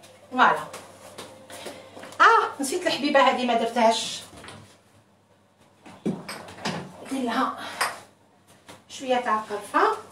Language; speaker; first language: Arabic; native; Arabic